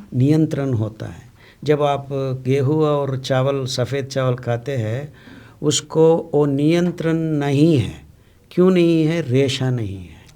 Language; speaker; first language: Hindi; non-native, local second language; Telugu